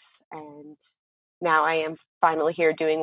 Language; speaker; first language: English; native; English